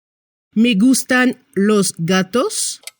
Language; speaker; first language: Spanish; non-native, fluent; French